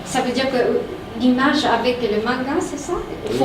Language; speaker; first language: French; non-native, fluent; Japanese